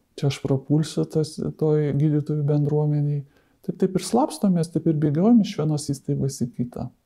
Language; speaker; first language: Lithuanian; native; Lithuanian